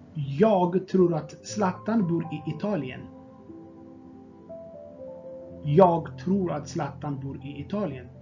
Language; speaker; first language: Swedish; non-native, fluent; Tigrinya